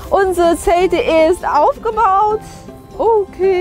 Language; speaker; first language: German; non-native, fluent; Chinese